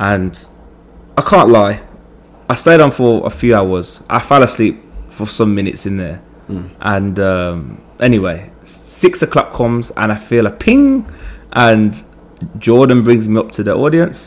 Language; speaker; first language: English; native; English